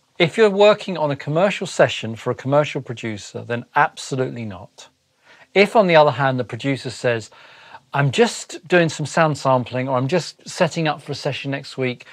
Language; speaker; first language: English; native; English